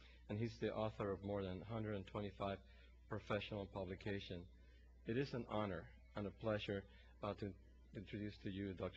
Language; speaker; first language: English; non-native, local second language; Spanish